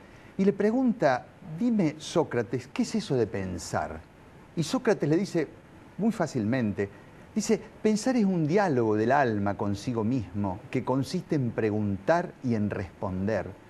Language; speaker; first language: Spanish; native; Spanish